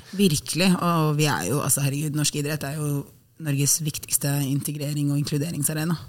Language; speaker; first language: Norwegian; native; Norwegian